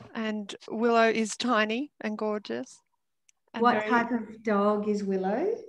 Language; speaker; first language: English; native; English